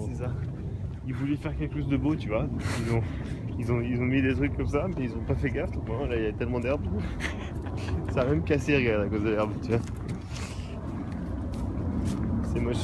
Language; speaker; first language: French; early bilingual, other home language; Japanese